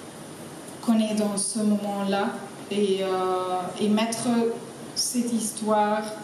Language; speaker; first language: French; non-native, learner; Arabic